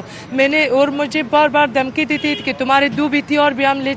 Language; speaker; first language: Hindi; non-native, learner; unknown